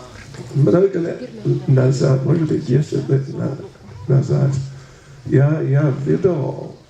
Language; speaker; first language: Russian; non-native, learner; English